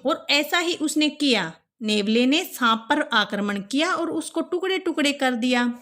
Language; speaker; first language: Hindi; native; Hindi